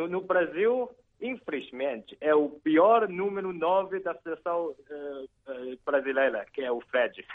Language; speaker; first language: Portuguese; non-native, fluent; Chinese